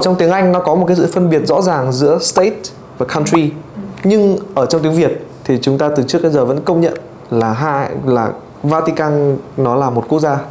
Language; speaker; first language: Vietnamese; native; Vietnamese